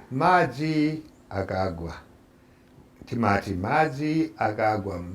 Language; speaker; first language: Nyanja; non-native, fluent; French